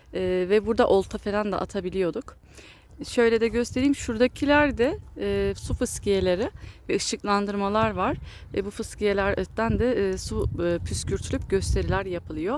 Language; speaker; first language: Turkish; native; Turkish